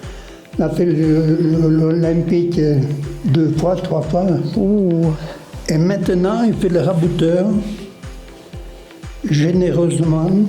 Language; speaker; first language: French; non-native, local second language; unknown